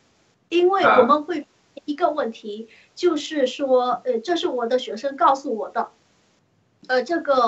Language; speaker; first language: Chinese; early bilingual, heritage; Chinese